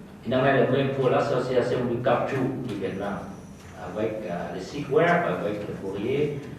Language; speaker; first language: French; non-native, fluent; Vietnamese